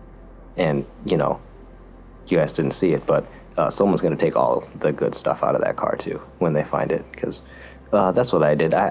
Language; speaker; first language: English; native; English